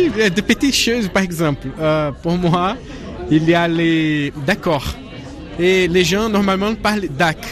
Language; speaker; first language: French; non-native, learner; Portuguese